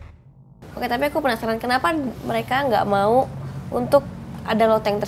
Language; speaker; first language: Indonesian; native; Indonesian